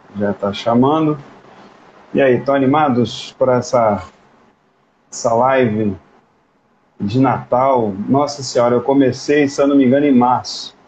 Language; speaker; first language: Portuguese; native; Portuguese